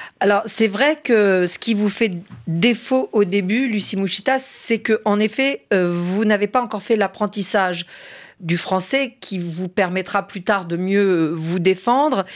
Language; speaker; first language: French; native; French